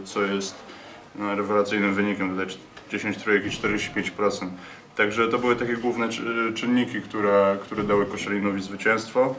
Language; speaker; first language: Polish; native; Polish